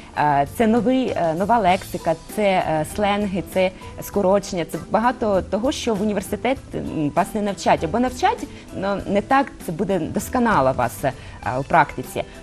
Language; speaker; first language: Ukrainian; non-native, local second language; Russian